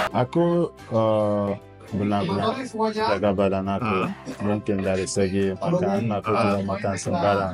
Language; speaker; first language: Indonesian; non-native, fluent; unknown